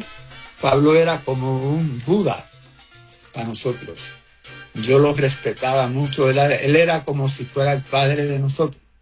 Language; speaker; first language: Spanish; early bilingual, heritage; Spanish